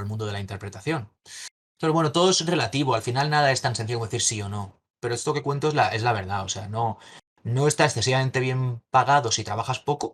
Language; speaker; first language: Spanish; native; Spanish